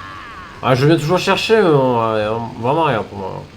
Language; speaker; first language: French; native; French